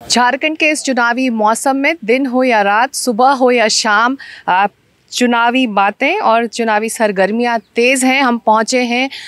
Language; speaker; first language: Hindi; native; Hindi